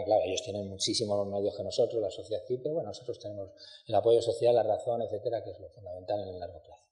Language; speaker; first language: Spanish; native; Spanish